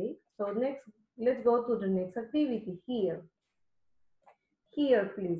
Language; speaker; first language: English; non-native, learner; Spanish